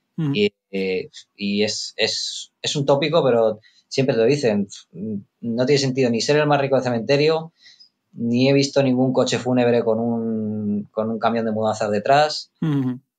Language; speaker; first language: Spanish; native; Spanish